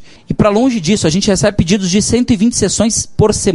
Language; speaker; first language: Portuguese; native; Portuguese